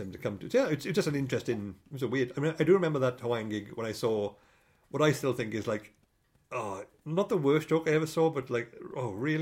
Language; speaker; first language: English; native; English